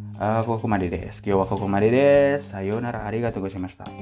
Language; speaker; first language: Japanese; non-native, fluent; Indonesian